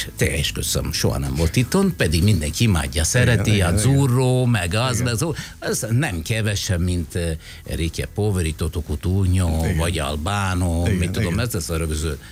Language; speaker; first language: Hungarian; non-native, fluent; Italian